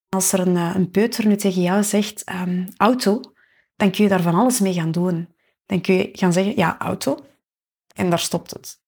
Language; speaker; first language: Dutch; native; Dutch